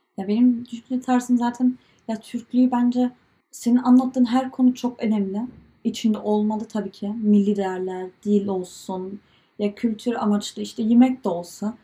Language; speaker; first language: Turkish; early bilingual, heritage; Turkish